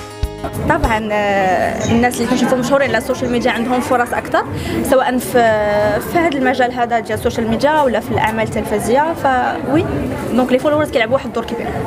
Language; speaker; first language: Arabic; native; Arabic